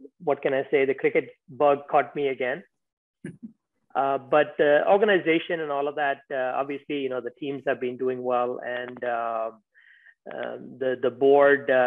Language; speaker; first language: English; non-native, local second language; Tamil